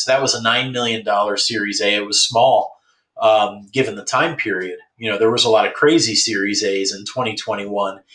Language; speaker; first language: English; native; English